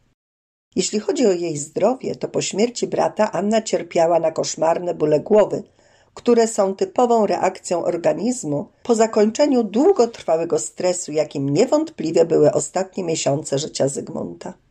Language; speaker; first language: Polish; native; Polish